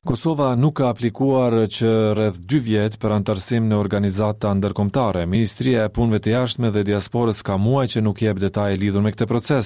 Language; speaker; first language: Albanian; native; Albanian